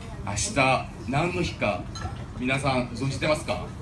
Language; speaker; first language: Japanese; native; Japanese